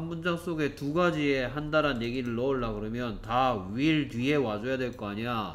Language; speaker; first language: Korean; native; Korean